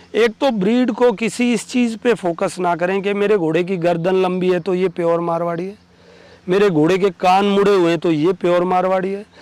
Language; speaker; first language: Hindi; native; Hindi